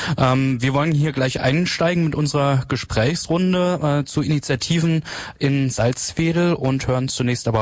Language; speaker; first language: German; native; German